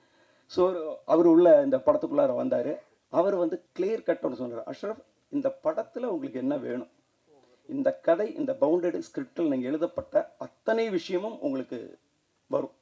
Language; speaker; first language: Tamil; native; Tamil